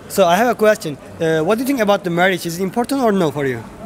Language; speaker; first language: English; non-native, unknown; Turkish